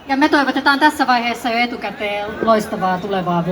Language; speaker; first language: Finnish; native; Finnish